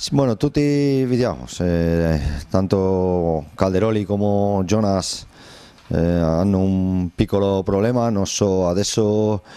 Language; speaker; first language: Italian; non-native, learner; Spanish